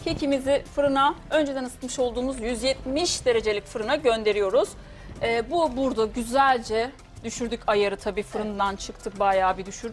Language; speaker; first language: Turkish; native; Turkish